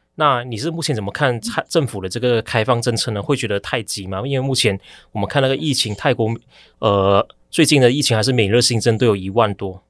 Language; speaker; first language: Chinese; native; Chinese